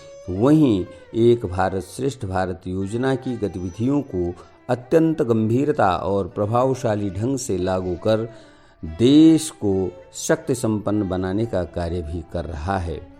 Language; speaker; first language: Hindi; native; Hindi